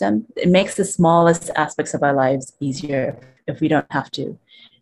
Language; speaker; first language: English; non-native, local second language; Cantonese